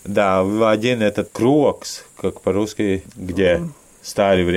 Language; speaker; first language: Russian; non-native, learner; Latvian